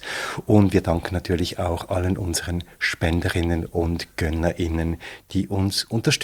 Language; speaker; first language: German; native; German